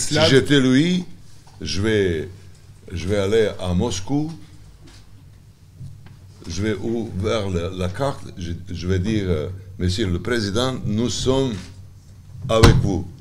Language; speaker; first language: French; non-native, learner; Serbian